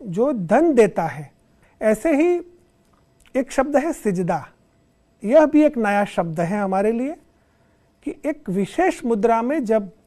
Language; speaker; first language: Hindi; non-native, local second language; Gujarati